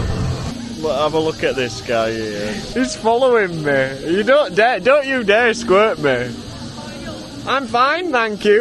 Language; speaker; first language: English; native; English